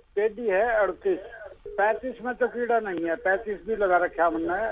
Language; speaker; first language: Hindi; native; Hindi